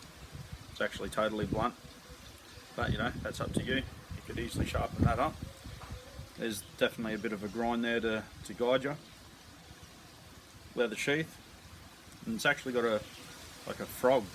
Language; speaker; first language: English; native; English